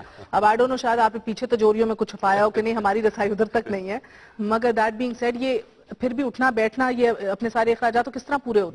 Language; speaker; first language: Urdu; native; Urdu